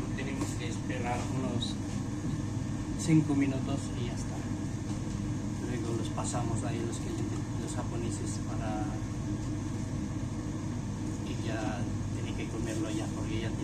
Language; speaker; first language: Spanish; non-native, learner; Filipino